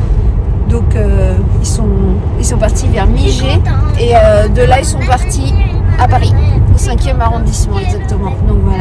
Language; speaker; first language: French; native; French